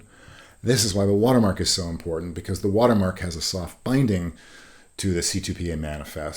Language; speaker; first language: English; native; English